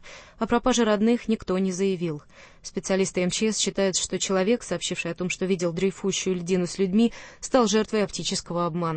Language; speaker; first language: Russian; native; Russian